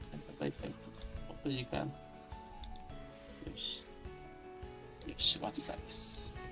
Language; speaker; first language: Japanese; non-native, learner; Spanish